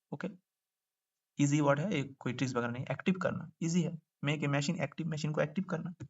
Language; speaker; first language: Hindi; non-native, local second language; Bangla